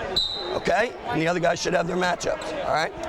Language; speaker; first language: English; native; English